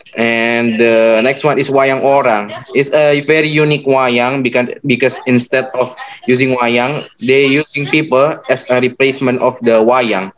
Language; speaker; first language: English; non-native, learner; Indonesian